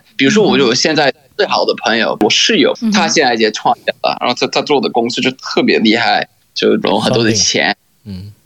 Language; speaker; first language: Chinese; non-native, fluent; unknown